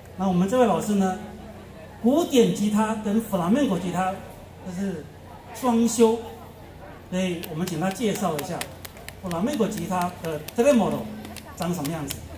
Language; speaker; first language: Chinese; native; Chinese